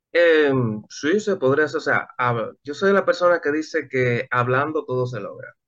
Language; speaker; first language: Spanish; native; Spanish